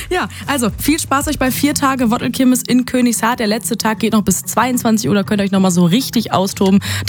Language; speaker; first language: German; native; German